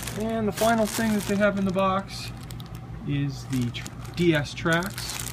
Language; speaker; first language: English; native; English